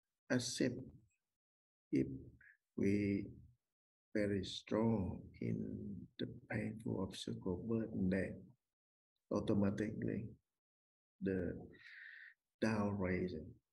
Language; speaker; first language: English; non-native, learner; Vietnamese